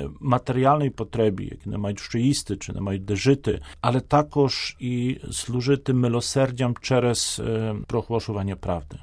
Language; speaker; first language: Ukrainian; non-native, fluent; Polish